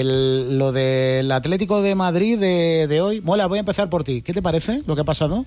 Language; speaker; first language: Spanish; native; Spanish